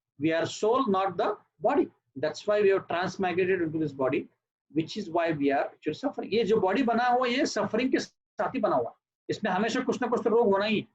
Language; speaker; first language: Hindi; non-native, local second language; Marathi